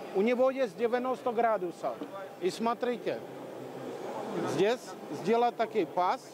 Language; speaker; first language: Russian; non-native, learner; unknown